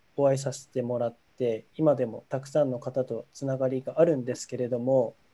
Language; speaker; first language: Japanese; native; Japanese